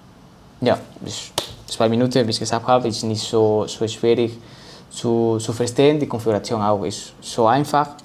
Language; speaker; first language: German; non-native, learner; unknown